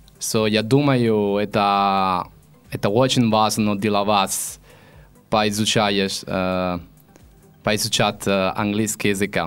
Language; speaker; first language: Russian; non-native, learner; Italian